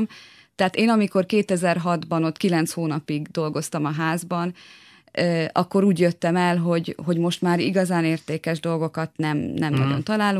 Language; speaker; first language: Hungarian; native; Hungarian